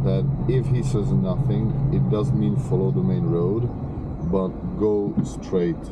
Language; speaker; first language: English; non-native, fluent; Czech